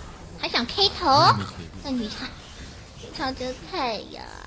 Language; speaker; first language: Chinese; native; Chinese